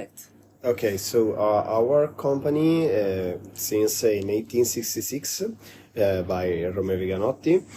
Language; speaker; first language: English; non-native, learner; Italian